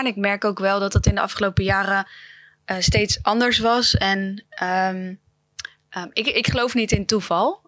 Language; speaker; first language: Dutch; native; Dutch